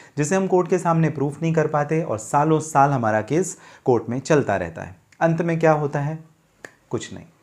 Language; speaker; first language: Hindi; native; Hindi